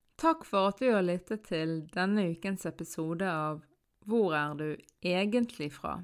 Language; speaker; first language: Norwegian; early bilingual, other home language; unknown